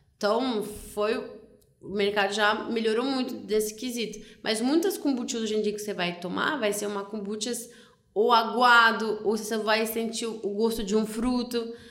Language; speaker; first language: Portuguese; non-native, fluent; French